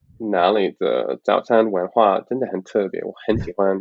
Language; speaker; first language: Chinese; non-native, learner; English